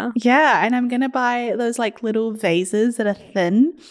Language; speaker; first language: English; early bilingual, other home language; Hindi